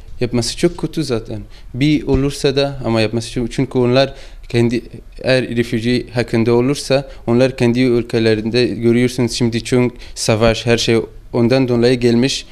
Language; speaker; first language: Turkish; non-native, learner; Persian